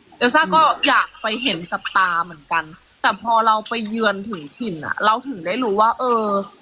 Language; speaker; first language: Thai; native; Thai